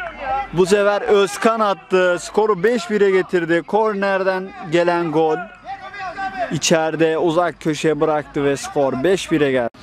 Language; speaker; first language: Turkish; native; Turkish